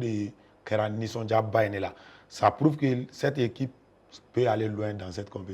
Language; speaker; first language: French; non-native, local second language; Bambara